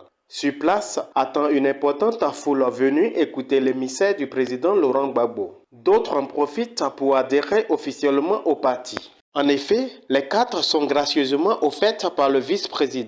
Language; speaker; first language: French; native; French